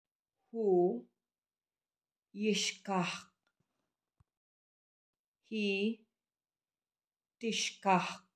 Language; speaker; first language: English; non-native, local second language; Filipino